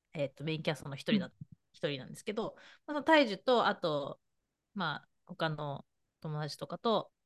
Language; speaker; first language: Japanese; native; Japanese